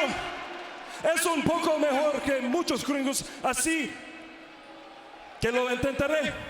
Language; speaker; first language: Spanish; non-native, learner; English